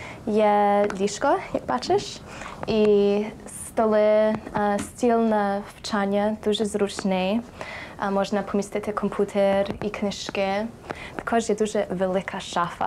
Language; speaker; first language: Ukrainian; early bilingual, heritage; Ukrainian